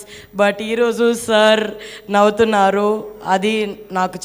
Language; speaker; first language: Telugu; non-native, local second language; Tamil